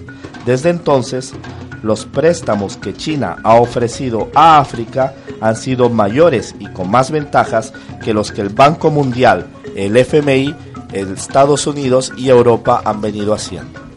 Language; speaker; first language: Spanish; native; Spanish